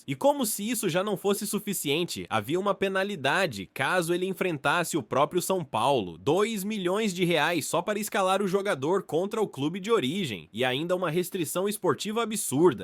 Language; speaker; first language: Portuguese; native; Portuguese